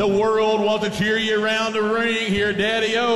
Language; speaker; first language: English; native; English